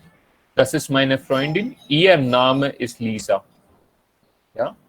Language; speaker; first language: German; non-native, fluent; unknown